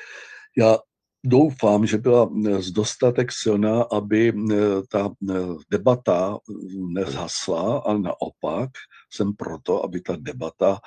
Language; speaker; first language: Czech; native; Czech